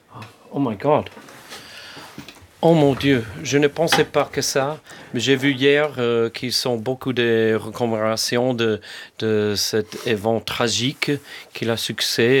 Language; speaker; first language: French; non-native, learner; English